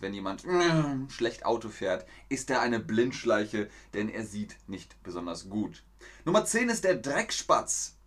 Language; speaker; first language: German; native; German